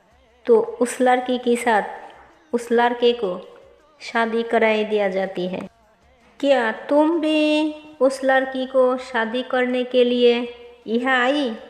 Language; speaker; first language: Hindi; non-native, local second language; Bangla